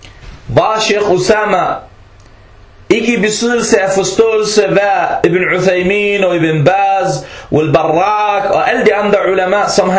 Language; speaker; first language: Danish; early bilingual, other home language; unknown